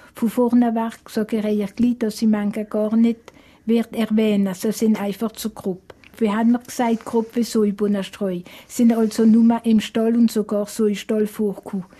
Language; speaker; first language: German; non-native, local second language; Swiss German